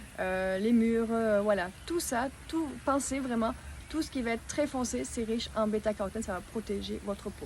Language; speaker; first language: French; native; French